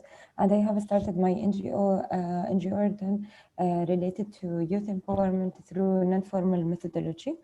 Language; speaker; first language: English; non-native, fluent; Arabic